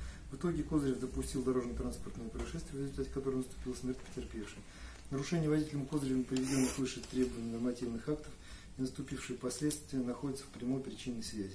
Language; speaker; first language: Russian; native; Russian